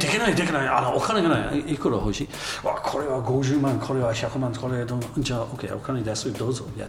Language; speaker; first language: Japanese; non-native, learner; English